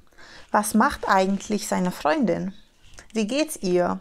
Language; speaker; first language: German; non-native, fluent; Romanian